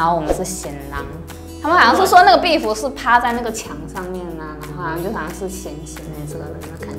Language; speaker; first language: Chinese; native; Chinese